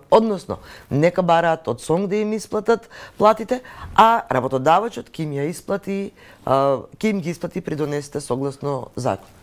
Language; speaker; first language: Macedonian; native; Macedonian